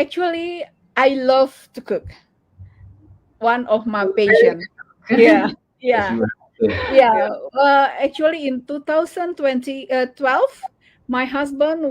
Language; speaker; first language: English; non-native, learner; Indonesian